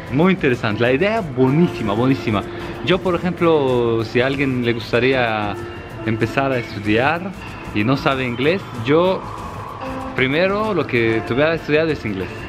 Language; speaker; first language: Spanish; non-native, fluent; Hebrew